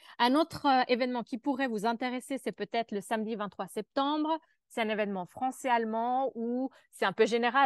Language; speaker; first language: French; native; French